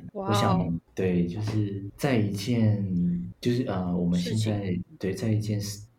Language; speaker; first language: Chinese; native; Chinese